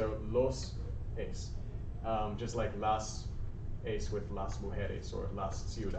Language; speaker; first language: Spanish; non-native, fluent; English